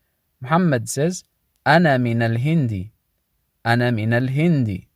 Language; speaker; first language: Arabic; non-native, fluent; English